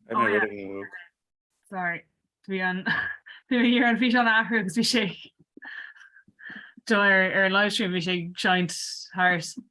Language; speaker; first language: Irish; non-native, local second language; English